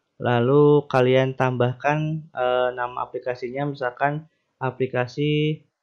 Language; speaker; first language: Indonesian; native; Indonesian